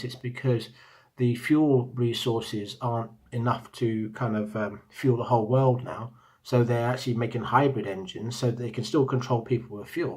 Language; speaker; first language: English; native; English